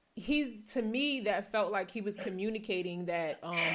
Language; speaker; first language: English; native; English